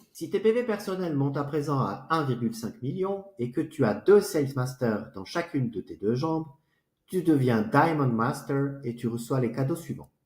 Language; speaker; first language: French; native; French